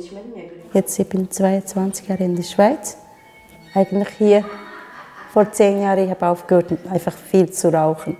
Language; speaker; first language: German; non-native, learner; Turkish